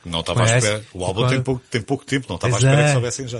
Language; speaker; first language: Portuguese; native; Portuguese